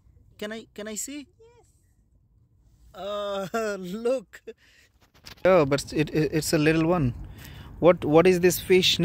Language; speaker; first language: English; non-native, fluent; Bangla